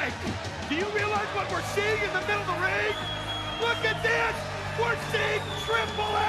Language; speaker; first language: English; native; English